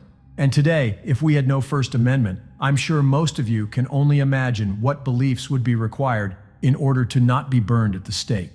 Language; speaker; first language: English; native; English